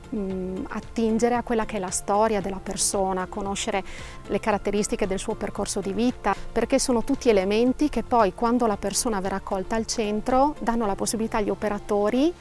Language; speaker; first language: Italian; native; Italian